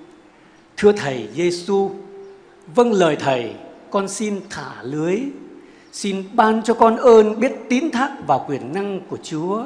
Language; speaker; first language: Vietnamese; native; Vietnamese